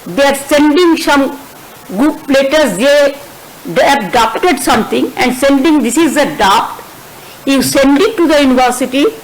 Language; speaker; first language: English; non-native, local second language; Bangla